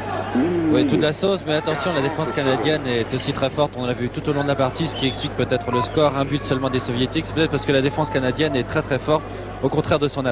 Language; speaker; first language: French; native; French